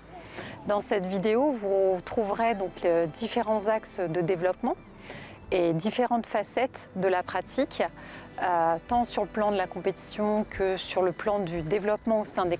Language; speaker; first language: French; native; French